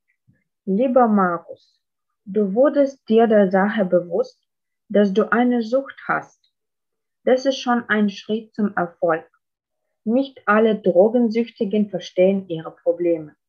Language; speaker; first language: German; non-native, fluent; Russian